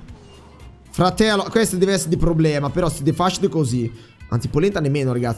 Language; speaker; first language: Italian; native; Italian